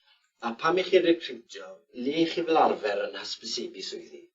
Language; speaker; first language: Welsh; native; Welsh